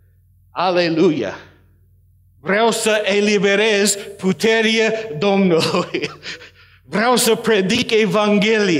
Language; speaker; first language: Romanian; non-native, learner; English